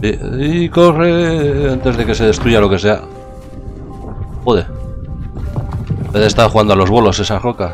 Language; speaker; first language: Spanish; native; Spanish